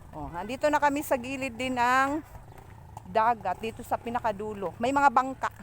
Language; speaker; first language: Filipino; native; Filipino